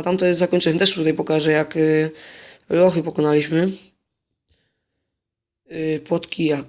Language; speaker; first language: Polish; native; Polish